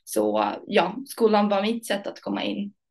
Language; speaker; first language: Swedish; early bilingual, other home language; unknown